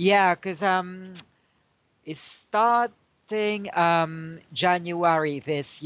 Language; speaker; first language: English; non-native, local second language; Filipino